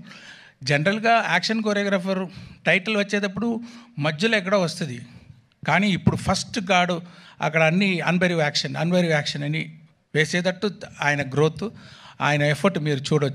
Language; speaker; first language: Telugu; non-native, local second language; Tamil